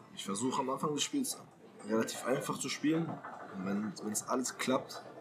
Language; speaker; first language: German; native; German